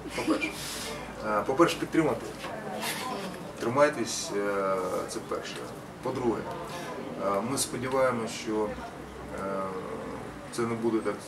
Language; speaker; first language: Ukrainian; non-native, local second language; Russian